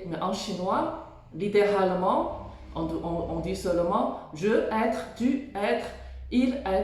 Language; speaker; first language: French; non-native, fluent; Chinese